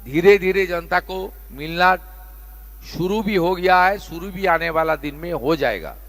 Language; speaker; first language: Hindi; non-native, local second language; Bangla